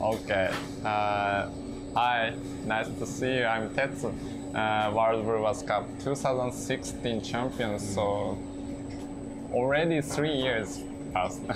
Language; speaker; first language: English; non-native, learner; Japanese